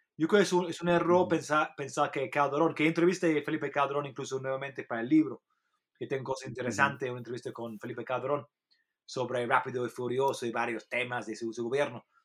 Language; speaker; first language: Spanish; non-native, fluent; English